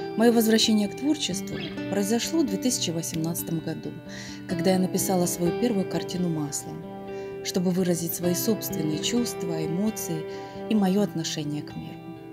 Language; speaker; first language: Russian; native; Russian